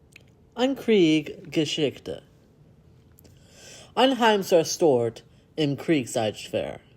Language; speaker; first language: German; non-native, learner; English